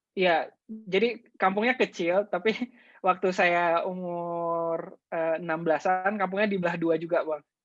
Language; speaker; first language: Indonesian; non-native, local second language; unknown